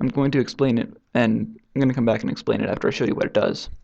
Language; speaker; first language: English; native; English